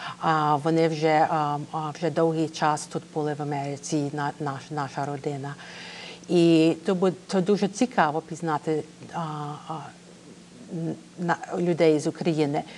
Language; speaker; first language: Ukrainian; early bilingual, heritage; English